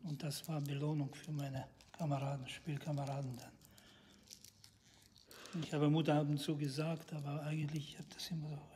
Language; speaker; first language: German; non-native, fluent; Russian